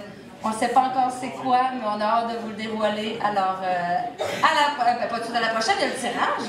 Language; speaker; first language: French; native; French